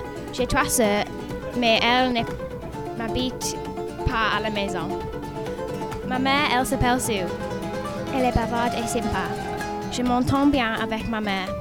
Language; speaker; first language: French; non-native, learner; English